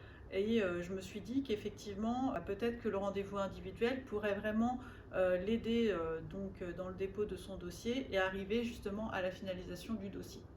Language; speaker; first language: French; native; French